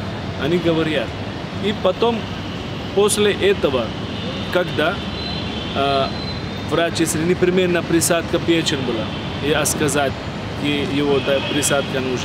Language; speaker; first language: Russian; non-native, learner; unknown